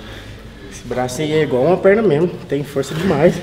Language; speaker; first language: Portuguese; native; Portuguese